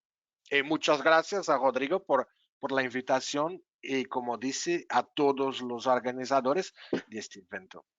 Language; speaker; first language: Spanish; non-native, fluent; Portuguese